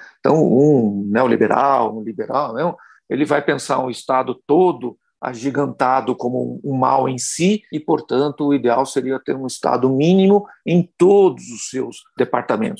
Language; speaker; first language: Portuguese; native; Portuguese